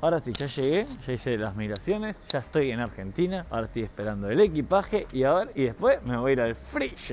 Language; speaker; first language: Spanish; native; Spanish